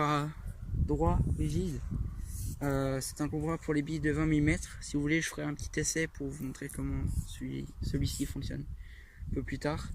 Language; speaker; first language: French; native; French